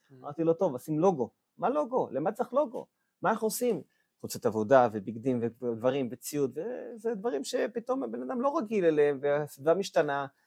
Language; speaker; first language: Hebrew; native; Hebrew